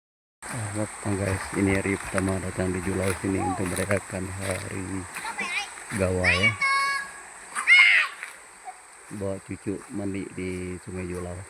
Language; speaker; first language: Indonesian; non-native, local second language; Iban